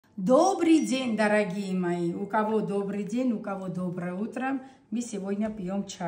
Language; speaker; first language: Russian; non-native, local second language; Armenian